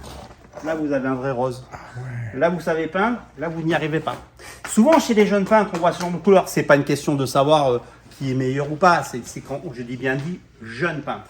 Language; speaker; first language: French; native; French